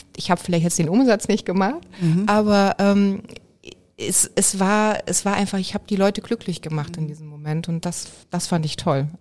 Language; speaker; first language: German; native; German